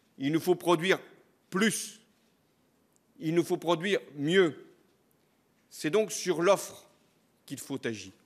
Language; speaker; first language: French; native; French